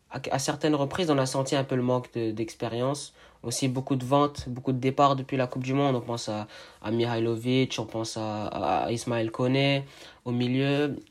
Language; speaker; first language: French; native; French